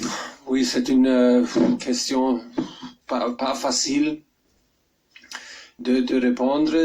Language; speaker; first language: French; non-native, learner; German